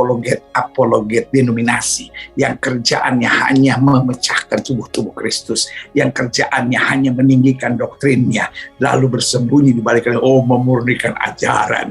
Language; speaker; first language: Indonesian; native; Indonesian